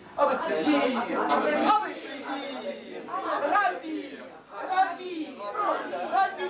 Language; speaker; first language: French; non-native, learner; Russian